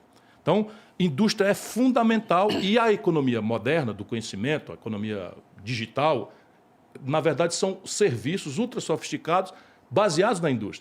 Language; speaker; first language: Portuguese; native; Portuguese